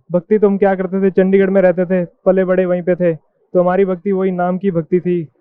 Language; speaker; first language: Hindi; native; Hindi